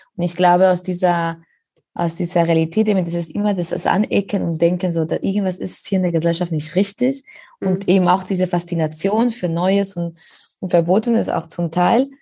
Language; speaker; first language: German; non-native, fluent; Spanish